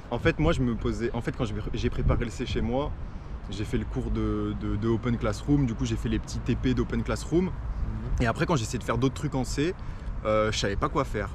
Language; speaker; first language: French; native; French